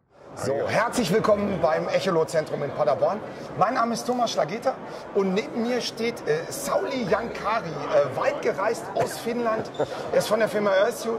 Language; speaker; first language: German; native; German